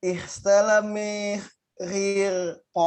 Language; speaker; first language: German; non-native, learner; Indonesian